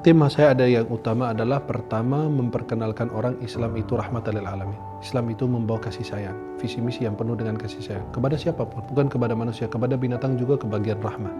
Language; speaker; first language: Indonesian; non-native, fluent; Arabic